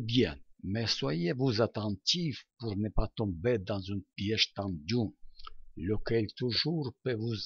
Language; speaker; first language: French; non-native, learner; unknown